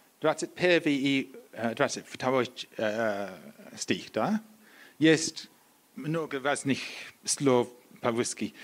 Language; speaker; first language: Russian; non-native, learner; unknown